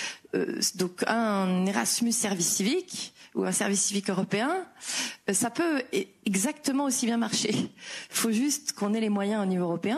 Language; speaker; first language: French; native; French